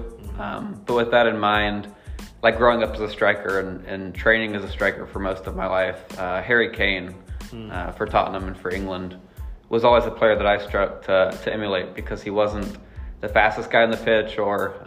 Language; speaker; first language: English; native; English